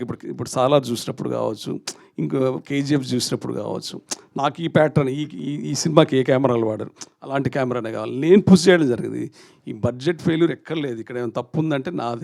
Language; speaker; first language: Telugu; native; Telugu